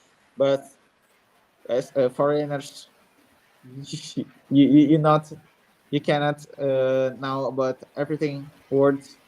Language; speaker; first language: English; non-native, learner; Indonesian